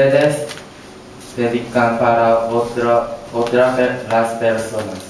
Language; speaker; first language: Spanish; non-native, learner; Korean